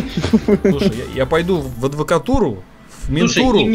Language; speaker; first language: Russian; native; Russian